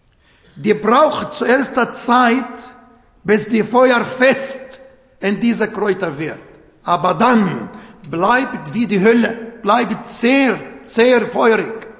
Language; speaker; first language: German; non-native, fluent; Arabic